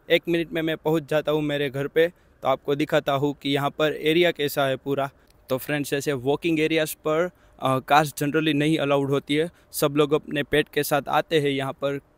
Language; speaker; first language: Hindi; non-native, local second language; Gujarati